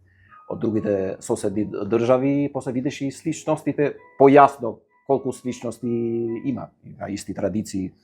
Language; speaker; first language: Macedonian; non-native, fluent; Albanian